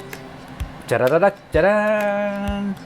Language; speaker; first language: Japanese; native; Japanese